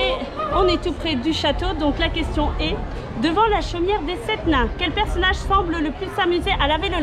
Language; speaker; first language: French; native; French